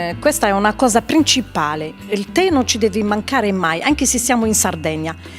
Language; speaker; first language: Italian; non-native, fluent; Arabic